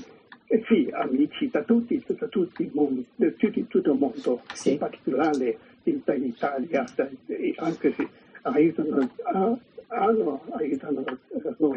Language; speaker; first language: Italian; non-native, learner; Chinese